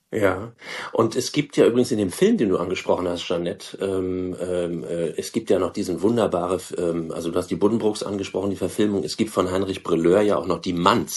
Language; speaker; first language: German; native; German